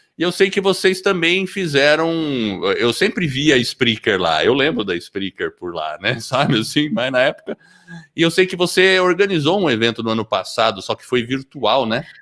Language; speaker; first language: Portuguese; early bilingual, other home language; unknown